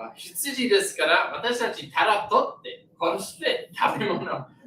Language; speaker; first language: Japanese; non-native, learner; English